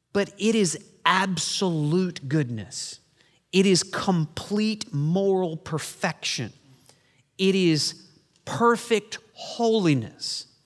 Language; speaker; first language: English; native; English